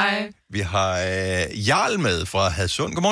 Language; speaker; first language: Danish; native; Danish